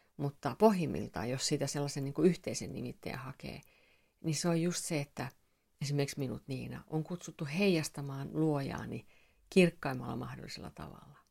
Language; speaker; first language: Finnish; non-native, local second language; Swedish